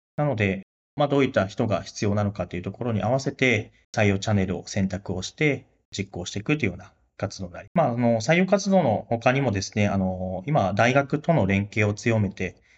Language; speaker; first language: Japanese; native; Japanese